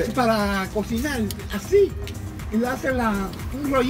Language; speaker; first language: Spanish; native; Spanish